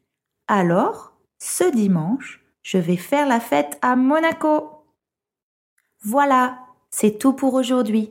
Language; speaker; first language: French; non-native, fluent; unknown